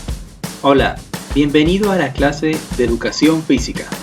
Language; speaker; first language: Spanish; native; Spanish